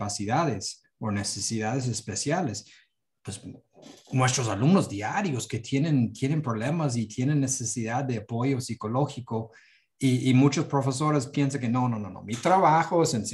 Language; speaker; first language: Spanish; non-native, fluent; English